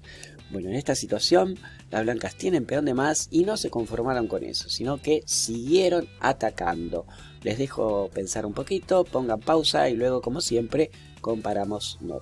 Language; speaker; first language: Spanish; native; Spanish